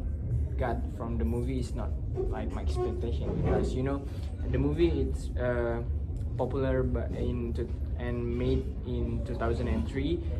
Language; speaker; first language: English; non-native, local second language; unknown